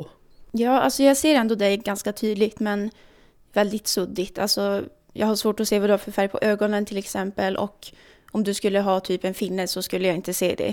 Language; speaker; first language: Swedish; native; Swedish